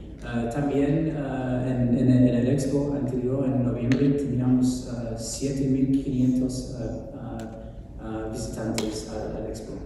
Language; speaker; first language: Spanish; non-native, fluent; English